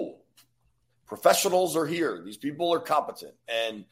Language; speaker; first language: English; native; English